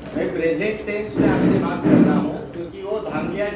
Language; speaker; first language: Hindi; non-native, local second language; Marathi